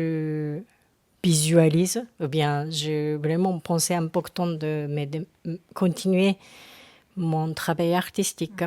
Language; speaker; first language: French; non-native, learner; Japanese